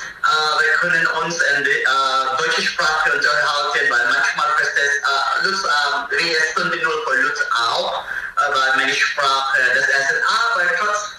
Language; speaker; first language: German; non-native, learner; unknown